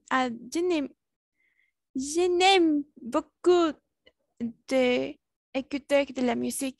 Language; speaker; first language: French; non-native, learner; Spanish